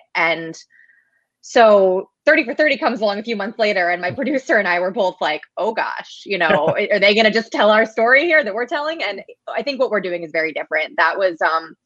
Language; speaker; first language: English; native; English